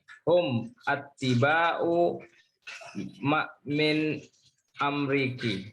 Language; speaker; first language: Arabic; non-native, learner; Indonesian